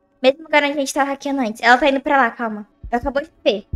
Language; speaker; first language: Portuguese; native; Portuguese